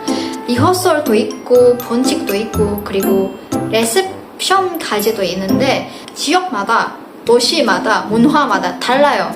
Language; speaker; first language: Korean; non-native, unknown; Indonesian